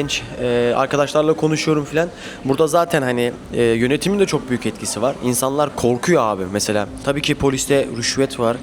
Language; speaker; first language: Turkish; native; Turkish